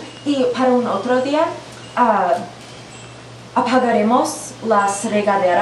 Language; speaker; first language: Spanish; non-native, learner; English